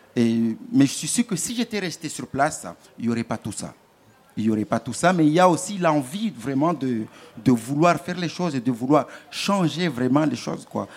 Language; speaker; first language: French; non-native, local second language; Comorian